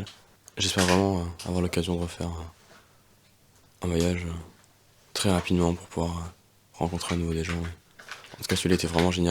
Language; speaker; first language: French; native; French